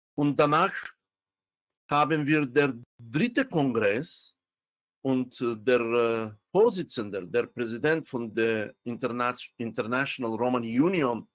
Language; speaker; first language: German; non-native, fluent; Romany